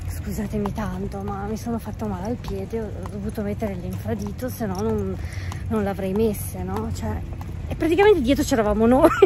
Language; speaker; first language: Italian; native; Italian